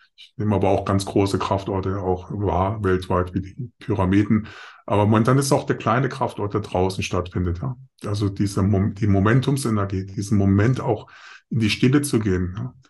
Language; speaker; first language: German; non-native, fluent; Spanish